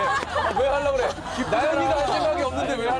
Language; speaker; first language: Korean; native; Korean